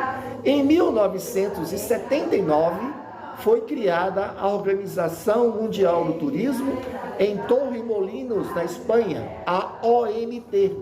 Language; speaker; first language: Portuguese; native; Portuguese